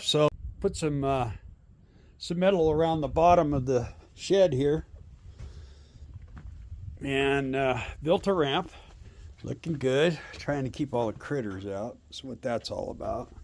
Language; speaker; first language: English; native; English